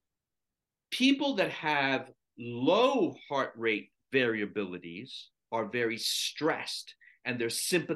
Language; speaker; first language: English; non-native, local second language; Sinhala